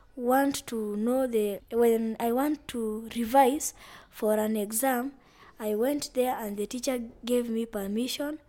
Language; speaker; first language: English; non-native, local second language; Luyia